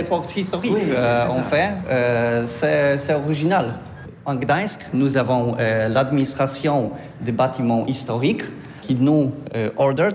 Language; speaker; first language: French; non-native, learner; Polish